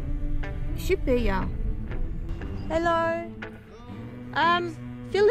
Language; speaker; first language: English; non-native, fluent; Korean